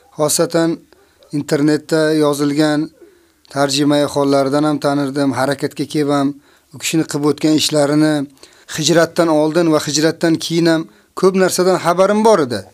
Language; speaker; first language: Uzbek; native; Uzbek